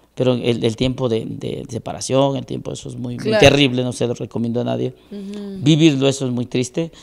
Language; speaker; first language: Spanish; native; Spanish